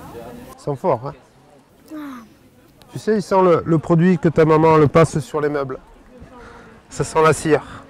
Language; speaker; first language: French; native; French